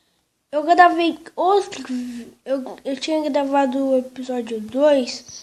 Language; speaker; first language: Portuguese; native; Portuguese